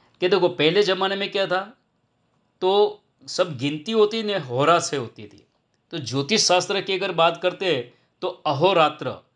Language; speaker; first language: Hindi; non-native, local second language; Gujarati